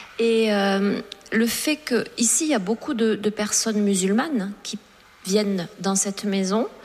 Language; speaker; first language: French; native; French